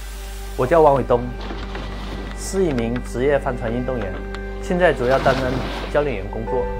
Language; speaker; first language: Chinese; native; Chinese